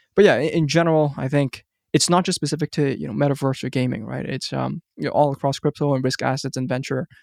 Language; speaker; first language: English; non-native, local second language; Cantonese